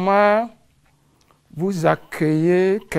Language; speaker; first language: French; non-native, fluent; English